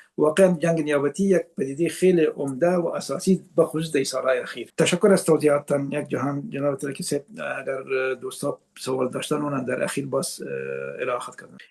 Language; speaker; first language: Persian; native; Persian